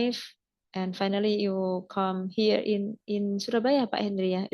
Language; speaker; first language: English; non-native, fluent; Indonesian